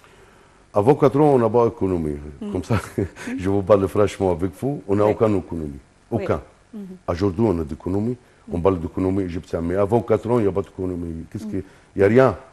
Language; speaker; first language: French; non-native, fluent; Arabic